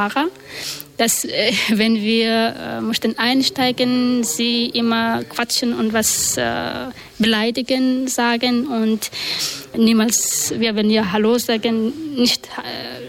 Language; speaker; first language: German; non-native, learner; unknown